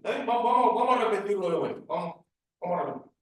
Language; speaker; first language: Spanish; native; Spanish